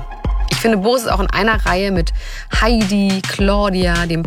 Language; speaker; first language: German; native; German